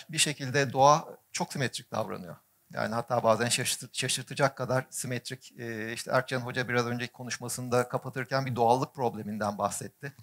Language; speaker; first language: Turkish; native; Turkish